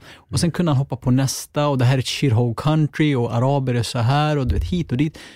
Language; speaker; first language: Swedish; native; Swedish